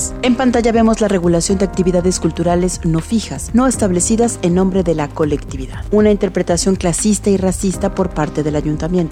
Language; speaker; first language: Spanish; native; Spanish